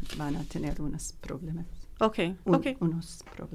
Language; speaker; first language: Spanish; non-native, learner; English